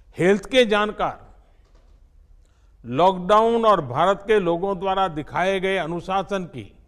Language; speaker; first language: Hindi; non-native, local second language; Gujarati